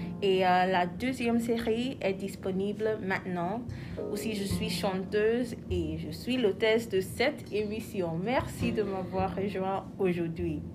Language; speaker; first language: French; non-native, learner; English